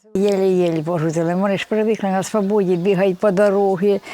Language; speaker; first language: Ukrainian; native; Ukrainian